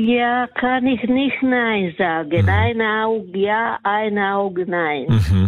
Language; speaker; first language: German; non-native, learner; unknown